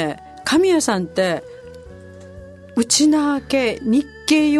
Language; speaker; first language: Japanese; native; Japanese